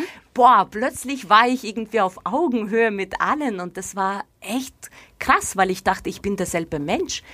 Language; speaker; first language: German; non-native, fluent; Russian